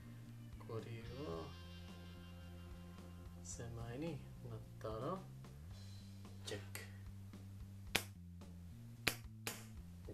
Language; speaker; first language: Japanese; non-native, learner; English